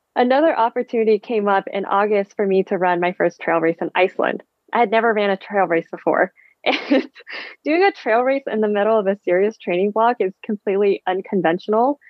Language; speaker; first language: English; early bilingual, other home language; Vietnamese